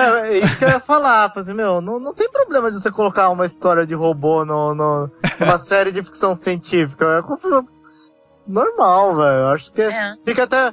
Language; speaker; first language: Portuguese; native; Portuguese